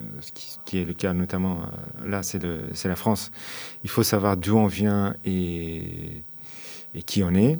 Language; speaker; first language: French; non-native, fluent; Persian